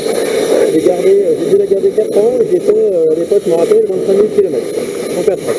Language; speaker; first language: French; native; French